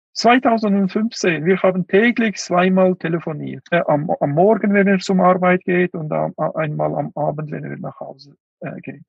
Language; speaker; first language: German; non-native, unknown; Uyghur